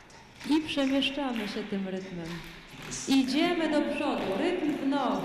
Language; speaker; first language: Polish; native; Polish